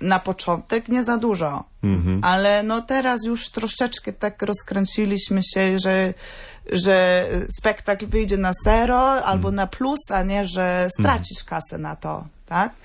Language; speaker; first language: Polish; non-native, fluent; Norwegian